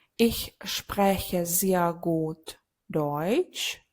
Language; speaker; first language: German; non-native, fluent; Ukrainian